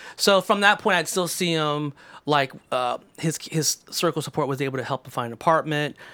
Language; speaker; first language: English; native; English